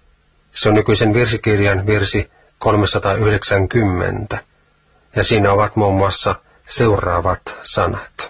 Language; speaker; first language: Finnish; native; Finnish